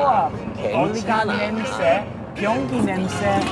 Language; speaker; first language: Korean; non-native, learner; English